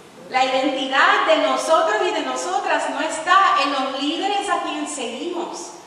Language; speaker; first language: Spanish; early bilingual, heritage; Spanish